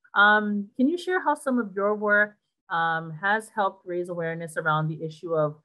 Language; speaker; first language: English; native; English